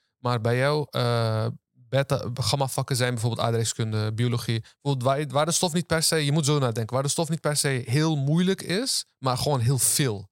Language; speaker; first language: Dutch; early bilingual, other home language; Turkish